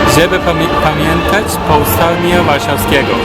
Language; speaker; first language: Polish; non-native, learner; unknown